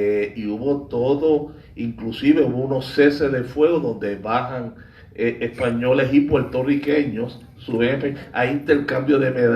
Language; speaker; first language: Spanish; native; Spanish